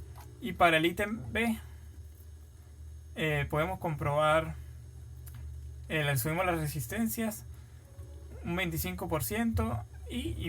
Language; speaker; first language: Spanish; native; Spanish